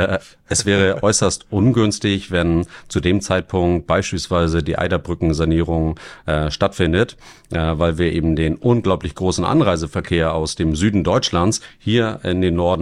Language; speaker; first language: German; native; German